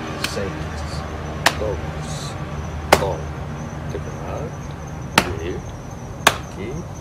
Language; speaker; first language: Turkish; non-native, learner; Japanese